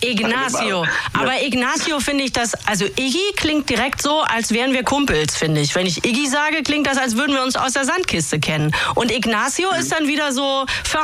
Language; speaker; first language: German; native; German